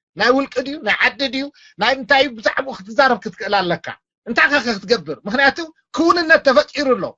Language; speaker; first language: Tigrinya; native; Tigrinya